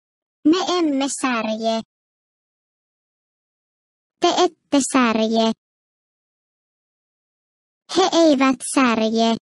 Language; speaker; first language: Finnish; non-native, fluent; Turkish